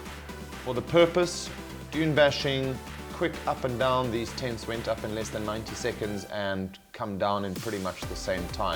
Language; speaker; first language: English; native; English